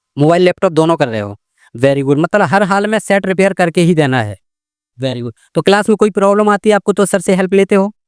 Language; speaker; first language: Hindi; native; Hindi